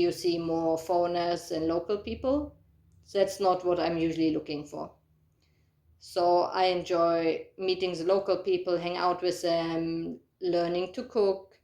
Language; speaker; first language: English; non-native, fluent; German